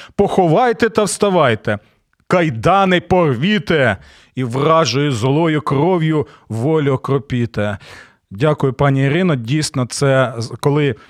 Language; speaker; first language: Ukrainian; non-native, local second language; Russian